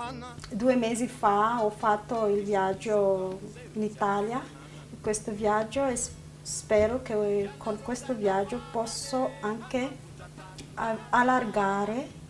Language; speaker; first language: Italian; non-native, learner; Malagasy